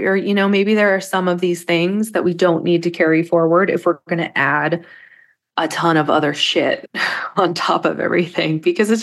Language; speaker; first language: English; native; English